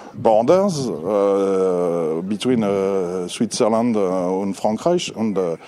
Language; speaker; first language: English; non-native, learner; French